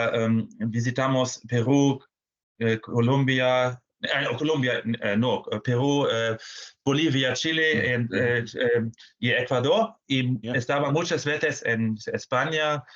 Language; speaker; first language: Spanish; non-native, fluent; German